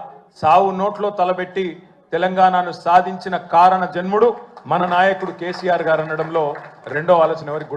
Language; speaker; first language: Telugu; native; Telugu